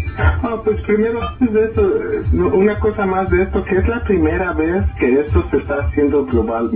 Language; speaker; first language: Spanish; early bilingual, heritage; Spanish